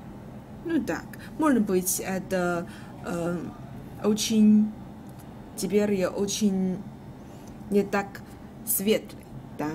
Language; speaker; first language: Russian; non-native, learner; Chinese